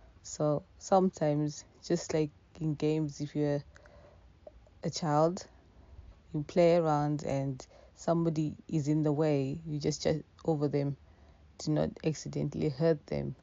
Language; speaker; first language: English; non-native, local second language; Shona